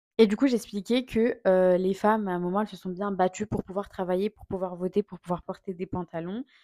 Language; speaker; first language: French; native; French